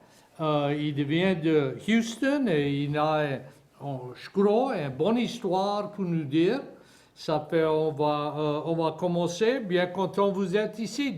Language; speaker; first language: French; native; French